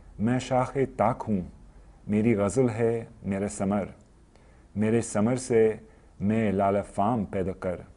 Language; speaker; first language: Urdu; non-native, fluent; English